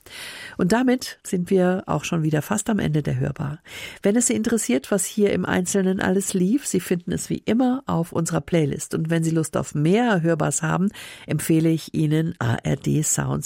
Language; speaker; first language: German; native; German